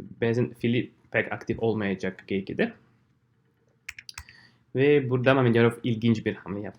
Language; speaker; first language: Turkish; non-native, fluent; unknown